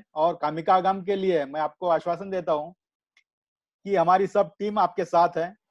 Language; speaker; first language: Hindi; non-native, local second language; Marathi